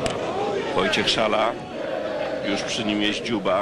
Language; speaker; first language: Polish; native; Polish